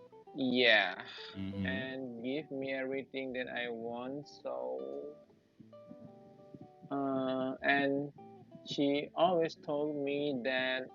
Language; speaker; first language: English; non-native, learner; Thai